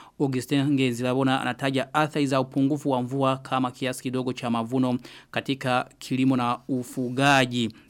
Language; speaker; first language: Swahili; non-native, local second language; Rundi